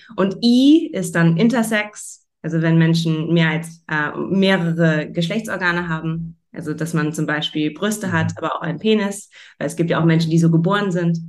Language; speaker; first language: German; early bilingual, heritage; German